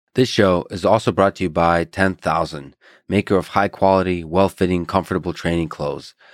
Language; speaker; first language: English; early bilingual, other home language; Russian